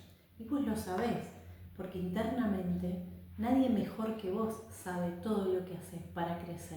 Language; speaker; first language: Spanish; native; Spanish